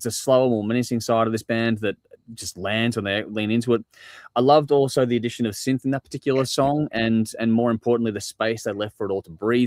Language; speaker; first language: English; native; English